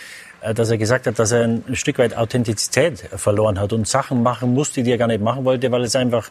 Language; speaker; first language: German; native; German